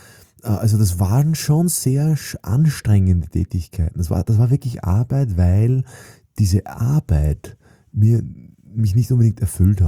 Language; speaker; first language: German; native; German